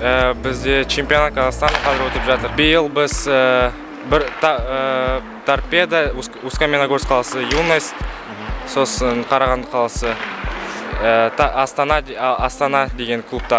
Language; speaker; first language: Kazakh; non-native, local second language; Russian